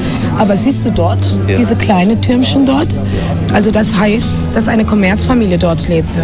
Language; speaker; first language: German; non-native, fluent; Spanish